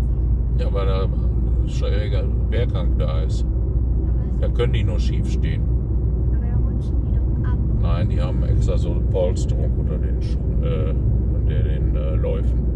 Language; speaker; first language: German; native; German